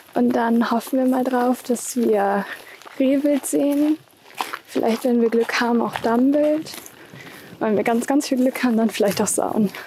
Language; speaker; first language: German; native; German